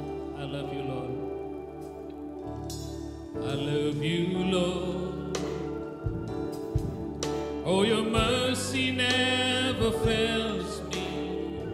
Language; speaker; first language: English; non-native, local second language; Malay